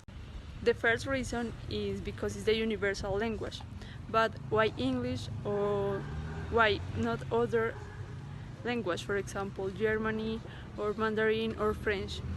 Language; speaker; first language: English; non-native, learner; Spanish